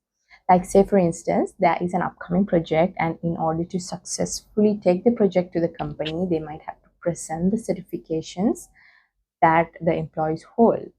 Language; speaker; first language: English; non-native, local second language; Sinhala